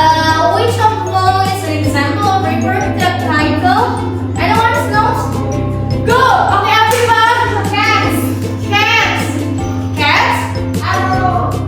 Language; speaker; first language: English; non-native, learner; Indonesian